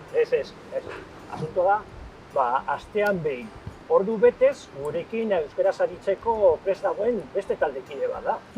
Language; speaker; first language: Basque; non-native, local second language; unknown